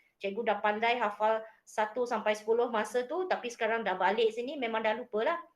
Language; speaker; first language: Malay; native; Malay